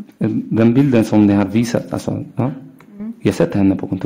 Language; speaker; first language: Swedish; non-native, learner; Arabic